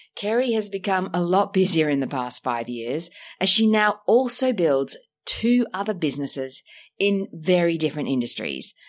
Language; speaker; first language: English; native; English